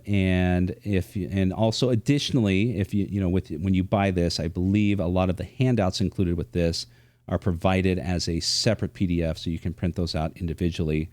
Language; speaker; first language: English; native; English